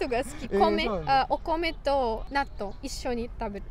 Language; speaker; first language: Japanese; non-native, learner; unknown